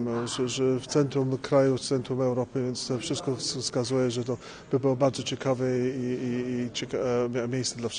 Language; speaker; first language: Polish; early bilingual, heritage; English